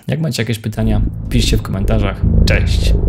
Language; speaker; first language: Polish; native; Polish